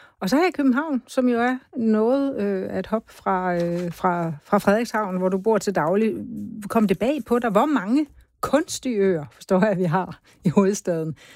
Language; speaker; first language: Danish; native; Danish